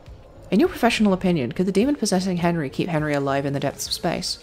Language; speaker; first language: English; native; English